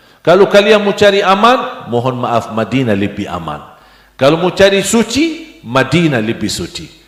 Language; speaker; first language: Indonesian; non-native, fluent; Arabic